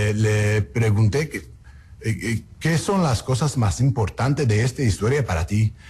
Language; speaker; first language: Spanish; non-native, learner; English